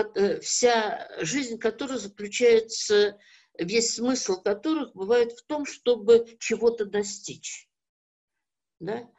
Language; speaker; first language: Russian; native; Russian